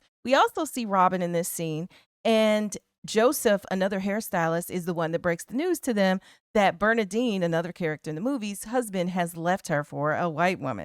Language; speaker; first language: English; native; English